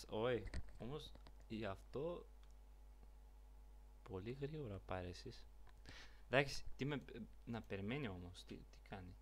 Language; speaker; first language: Greek; non-native, learner; Bulgarian